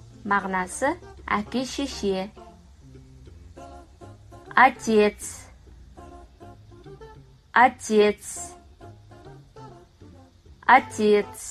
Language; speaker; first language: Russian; non-native, fluent; Kazakh